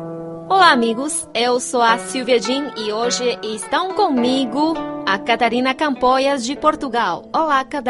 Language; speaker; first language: Portuguese; non-native, fluent; Chinese